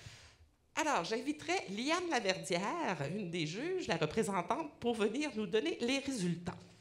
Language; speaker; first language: French; native; French